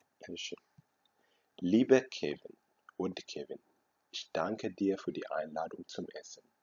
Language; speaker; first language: German; non-native, local second language; Amharic